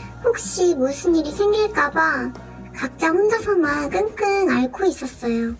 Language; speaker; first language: Korean; native; Korean